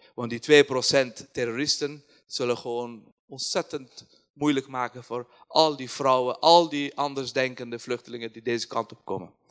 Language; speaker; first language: Dutch; non-native, fluent; Persian